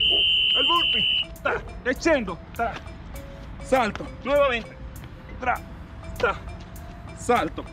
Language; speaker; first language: Italian; non-native, learner; Spanish